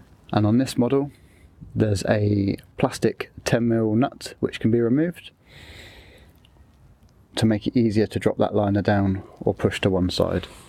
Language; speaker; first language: English; native; English